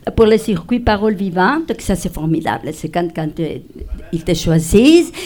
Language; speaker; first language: French; non-native, fluent; Spanish